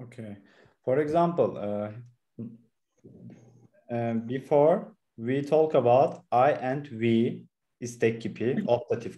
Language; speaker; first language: English; non-native, learner; Turkish